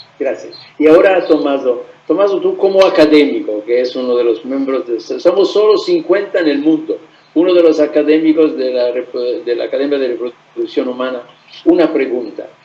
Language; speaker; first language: Spanish; non-native, fluent; Italian